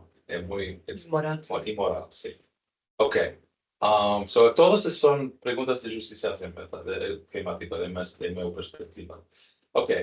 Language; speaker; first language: Spanish; non-native, learner; English